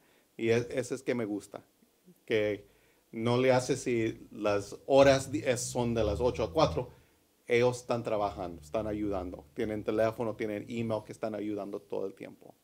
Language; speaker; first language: Spanish; early bilingual, heritage; English